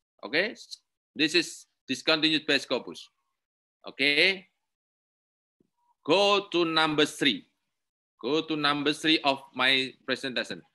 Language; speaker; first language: English; non-native, learner; Indonesian